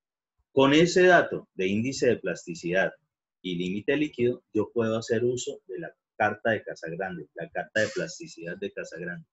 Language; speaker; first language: Spanish; native; Spanish